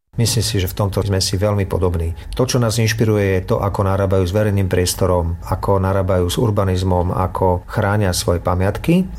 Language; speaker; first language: Slovak; native; Slovak